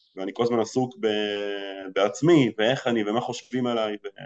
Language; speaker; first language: Hebrew; early bilingual, other home language; Russian